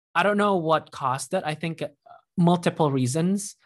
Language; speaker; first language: English; non-native, fluent; Indonesian